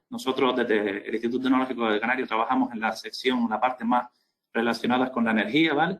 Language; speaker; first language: Spanish; native; Spanish